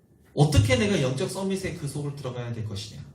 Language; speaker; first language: Korean; native; Korean